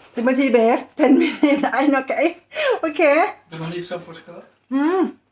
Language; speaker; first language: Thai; native; Thai